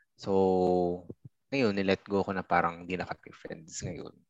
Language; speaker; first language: Filipino; native; Filipino